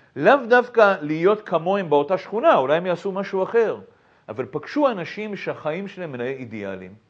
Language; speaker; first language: Hebrew; native; Hebrew